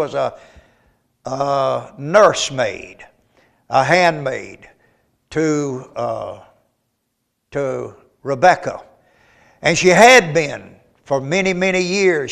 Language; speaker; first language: English; native; English